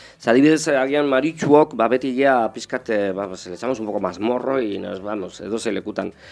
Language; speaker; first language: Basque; non-native, local second language; Spanish